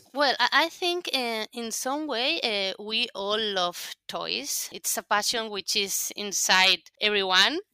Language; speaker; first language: English; non-native, fluent; Spanish